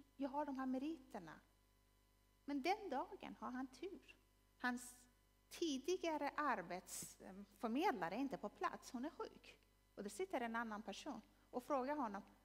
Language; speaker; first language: Swedish; non-native, fluent; Persian